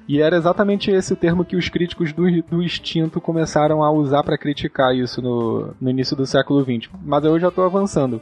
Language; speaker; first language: Portuguese; native; Portuguese